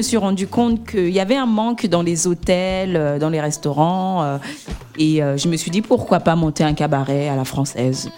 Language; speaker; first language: French; native; French